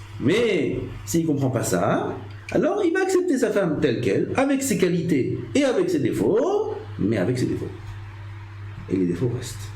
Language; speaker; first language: French; native; French